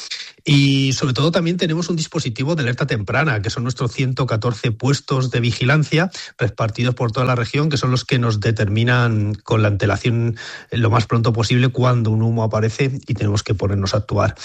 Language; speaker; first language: Spanish; native; Spanish